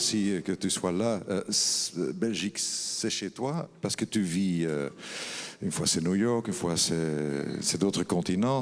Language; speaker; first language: French; non-native, local second language; Dutch